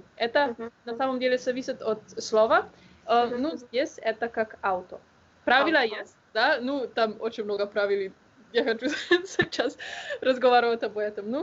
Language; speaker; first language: Russian; non-native, learner; Slovenian